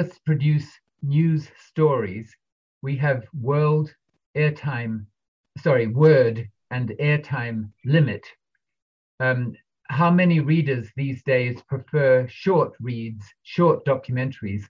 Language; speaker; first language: English; native; English